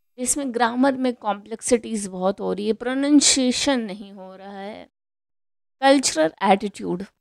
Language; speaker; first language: Hindi; native; Hindi